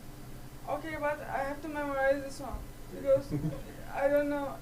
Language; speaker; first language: English; non-native, learner; Turkish